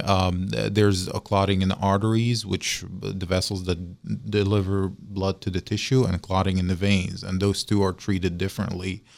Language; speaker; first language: English; non-native, fluent; Arabic